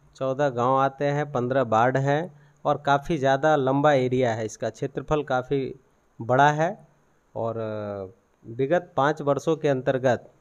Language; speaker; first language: Hindi; native; Hindi